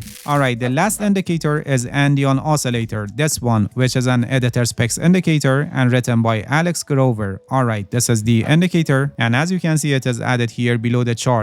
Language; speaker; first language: English; non-native, fluent; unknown